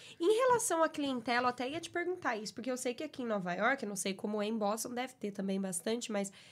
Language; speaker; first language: Portuguese; native; Portuguese